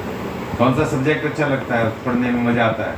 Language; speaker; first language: Hindi; native; Hindi